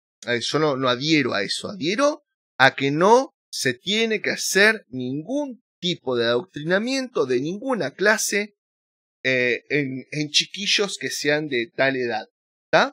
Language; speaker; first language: Spanish; native; Spanish